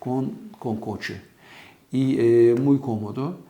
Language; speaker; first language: Spanish; non-native, fluent; Turkish